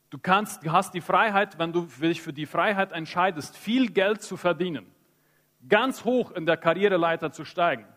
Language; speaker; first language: German; early bilingual, heritage; Spanish